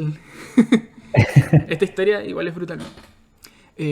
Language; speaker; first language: Spanish; native; Spanish